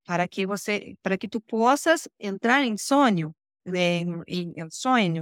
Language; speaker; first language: Spanish; non-native, learner; Portuguese